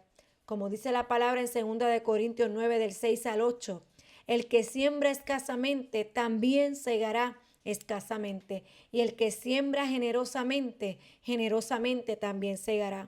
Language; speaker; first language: Spanish; native; Spanish